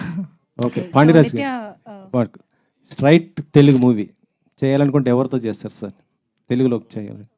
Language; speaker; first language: Telugu; native; Telugu